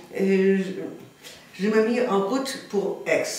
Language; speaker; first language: French; non-native, fluent; German